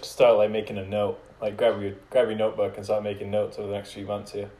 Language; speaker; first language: English; native; English